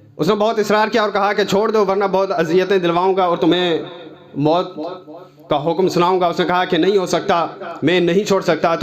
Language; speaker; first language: Urdu; non-native, local second language; Sindhi